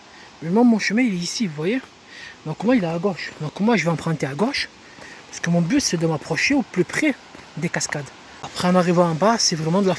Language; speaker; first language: French; native; French